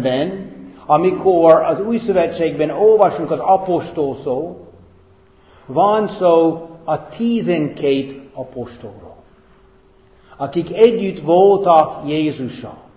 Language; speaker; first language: Hungarian; non-native, fluent; English